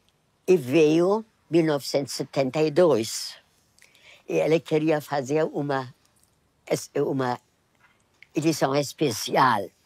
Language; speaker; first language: Portuguese; non-native, fluent; German